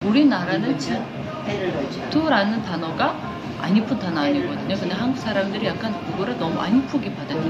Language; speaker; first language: Korean; non-native, fluent; Uzbek